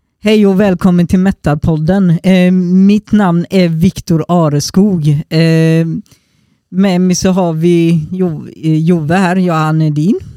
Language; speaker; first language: Swedish; native; Swedish